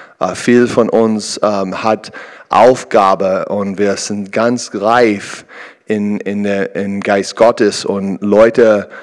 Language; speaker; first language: German; non-native, learner; English